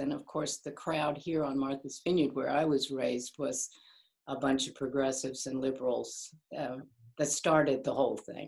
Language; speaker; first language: English; native; English